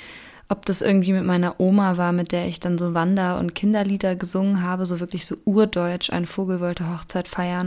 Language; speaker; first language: German; native; German